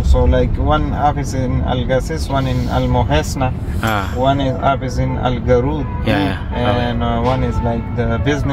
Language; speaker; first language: English; non-native, fluent; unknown